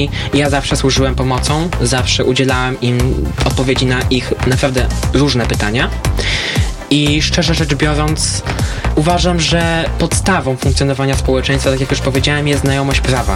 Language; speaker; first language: Polish; native; Polish